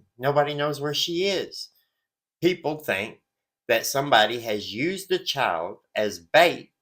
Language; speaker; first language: English; native; English